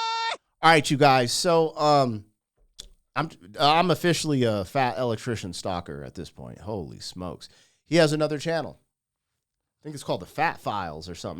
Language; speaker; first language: English; native; English